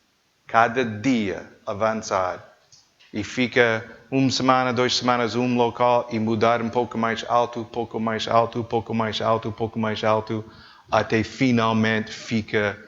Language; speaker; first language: Portuguese; non-native, learner; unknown